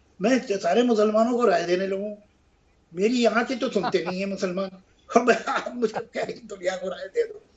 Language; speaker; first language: Hindi; native; Hindi